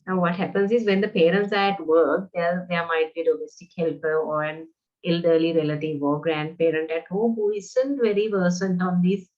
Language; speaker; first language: English; non-native, local second language; Sinhala